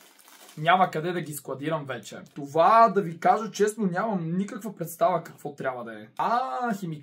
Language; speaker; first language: Bulgarian; native; Bulgarian